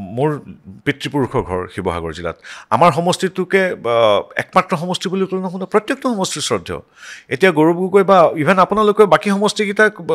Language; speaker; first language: Assamese; native; Assamese